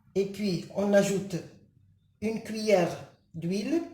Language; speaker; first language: French; non-native, local second language; Arabic